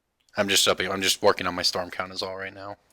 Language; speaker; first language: English; native; English